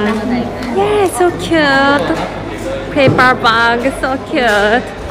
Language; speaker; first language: English; non-native, learner; Japanese